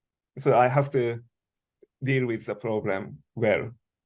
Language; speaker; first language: English; non-native, learner; Japanese